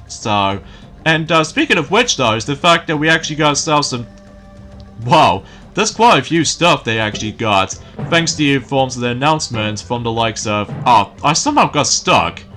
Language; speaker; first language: English; native; English